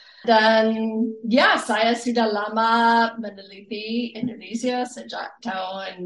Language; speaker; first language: Indonesian; non-native, fluent; English